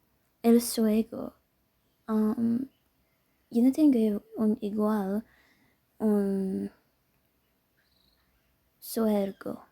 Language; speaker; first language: Spanish; non-native, learner; English